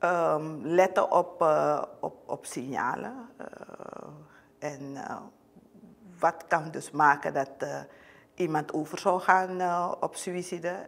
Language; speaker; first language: Dutch; native; Dutch